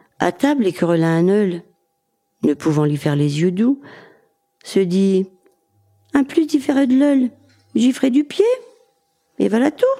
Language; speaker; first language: French; native; French